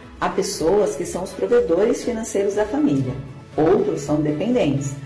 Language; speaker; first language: Portuguese; native; Portuguese